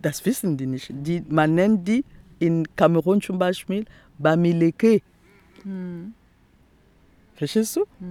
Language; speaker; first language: German; non-native, fluent; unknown